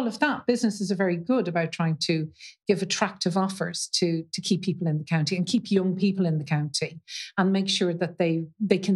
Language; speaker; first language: English; native; English